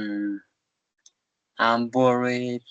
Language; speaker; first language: English; non-native, learner; Spanish